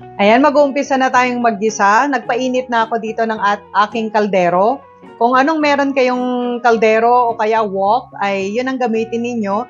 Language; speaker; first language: Filipino; non-native, local second language; Iloko